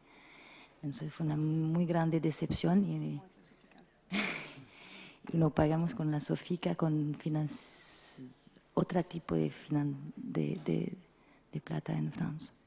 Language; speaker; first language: Spanish; non-native, fluent; French